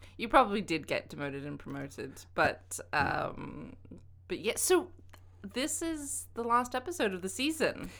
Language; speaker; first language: English; native; English